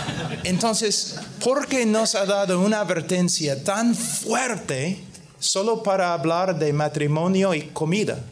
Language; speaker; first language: Spanish; non-native, fluent; English